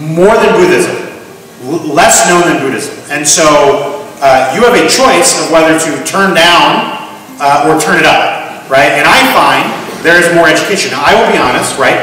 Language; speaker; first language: English; native; English